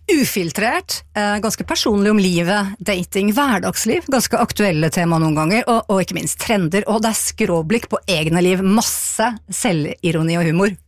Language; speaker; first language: Norwegian; native; Norwegian